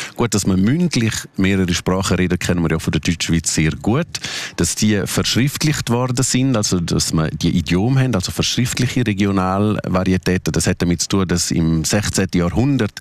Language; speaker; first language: German; non-native, local second language; Romansh